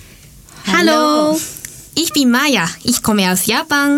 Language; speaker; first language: German; non-native, learner; Japanese